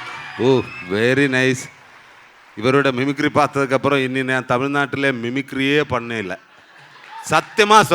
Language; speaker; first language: Tamil; non-native, learner; Malayalam